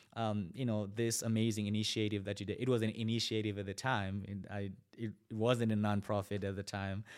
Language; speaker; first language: English; non-native, local second language; Shona